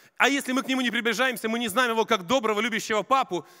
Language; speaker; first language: Russian; native; Russian